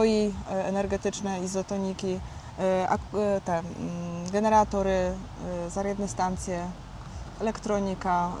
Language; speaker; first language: Ukrainian; non-native, fluent; Polish